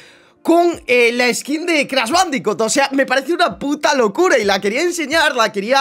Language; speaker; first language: Spanish; native; Spanish